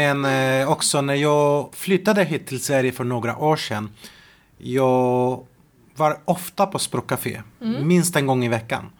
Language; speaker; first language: Swedish; non-native, fluent; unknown